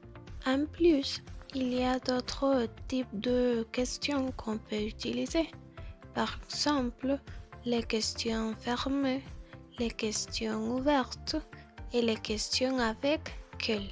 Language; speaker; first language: French; non-native, learner; Spanish